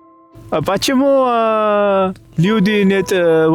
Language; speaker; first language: Russian; non-native, learner; Georgian